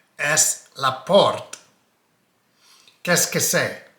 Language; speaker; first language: French; non-native, learner; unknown